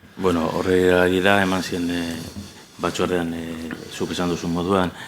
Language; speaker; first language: Basque; native; Basque